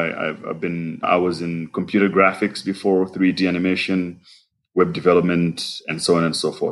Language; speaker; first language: English; non-native, local second language; Nyanja